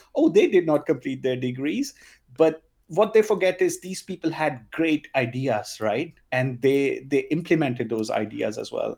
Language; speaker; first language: English; non-native, local second language; Punjabi